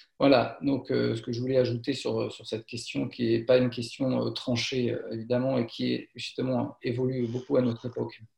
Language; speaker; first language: French; native; French